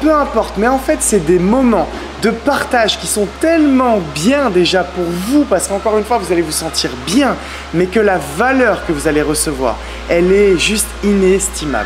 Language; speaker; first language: French; native; French